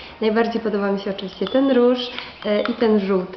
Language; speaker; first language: Polish; native; Polish